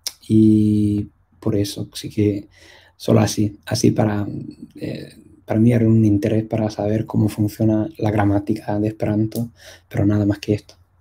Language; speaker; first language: Spanish; non-native, fluent; English